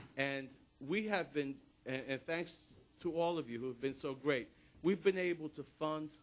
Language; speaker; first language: English; early bilingual, other home language; Spanish